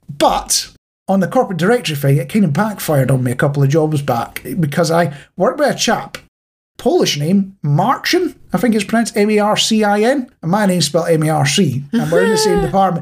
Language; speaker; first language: English; native; English